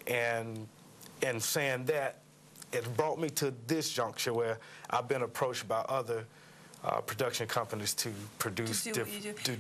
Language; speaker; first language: English; native; English